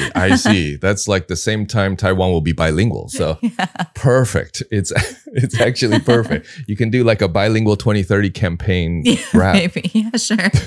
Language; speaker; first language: English; native; English